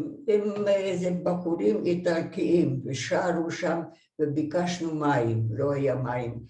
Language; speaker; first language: Hebrew; non-native, fluent; Hungarian